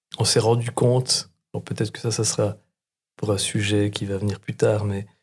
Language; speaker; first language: French; native; French